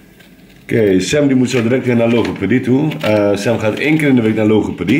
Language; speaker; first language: Dutch; native; Dutch